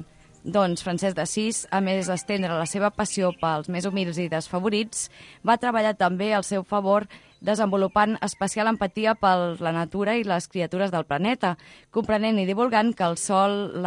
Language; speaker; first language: Catalan; native; Catalan